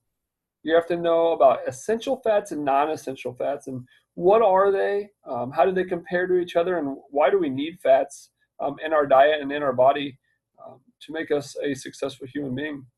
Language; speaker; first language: English; native; English